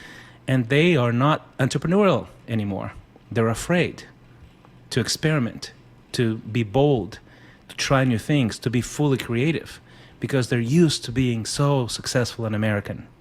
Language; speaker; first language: English; non-native, fluent; Spanish